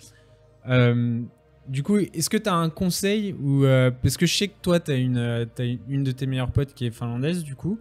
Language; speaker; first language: French; native; French